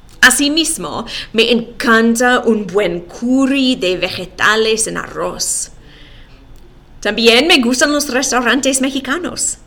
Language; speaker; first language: Spanish; non-native, fluent; English